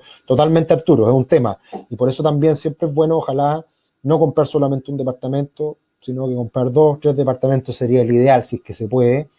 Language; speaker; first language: Spanish; native; Spanish